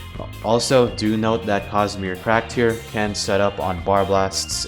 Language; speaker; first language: English; native; English